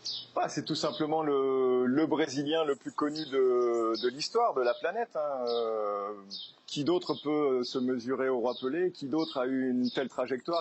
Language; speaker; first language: French; native; French